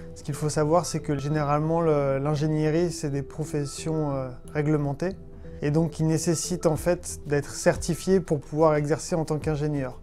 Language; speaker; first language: French; native; French